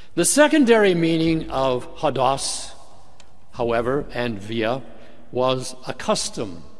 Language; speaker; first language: English; native; English